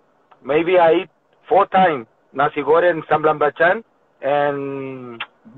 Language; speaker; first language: English; non-native, learner; Spanish